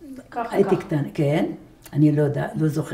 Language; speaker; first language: Hebrew; non-native, fluent; Arabic